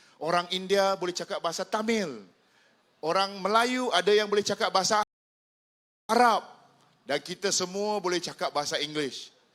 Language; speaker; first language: Malay; non-native, local second language; Chinese